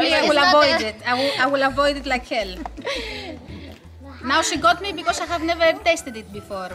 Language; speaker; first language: English; non-native, fluent; Dutch